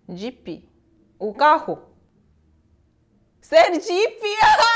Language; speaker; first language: Portuguese; non-native, learner; Korean